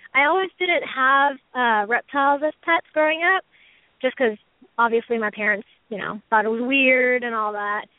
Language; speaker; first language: English; native; English